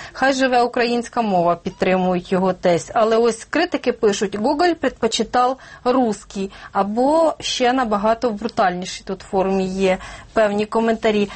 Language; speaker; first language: Ukrainian; native; Ukrainian